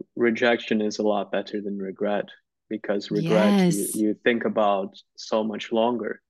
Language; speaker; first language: English; non-native, fluent; Turkish